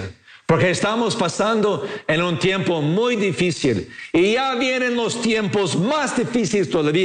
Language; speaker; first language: Spanish; non-native, fluent; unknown